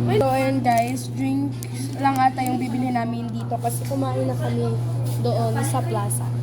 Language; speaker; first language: Filipino; non-native, local second language; Cebuano